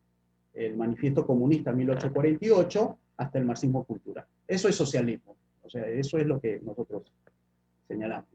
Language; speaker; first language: Spanish; native; Spanish